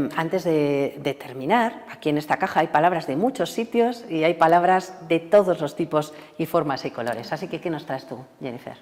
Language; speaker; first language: Spanish; native; Spanish